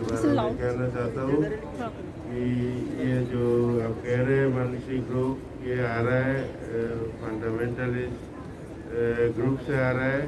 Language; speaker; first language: Hindi; non-native, learner; Bangla